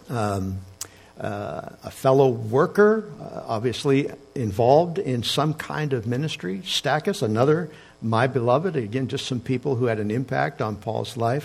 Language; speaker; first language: English; native; English